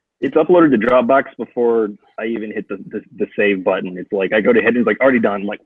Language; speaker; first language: English; native; English